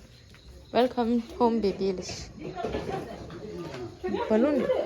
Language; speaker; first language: English; non-native, learner; Tibetan